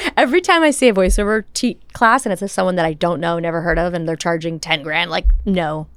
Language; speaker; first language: English; native; English